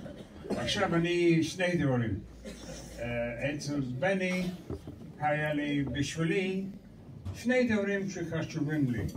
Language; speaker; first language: Hebrew; non-native, learner; English